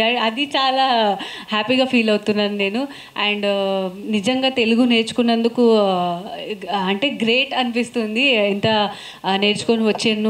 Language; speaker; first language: Telugu; non-native, fluent; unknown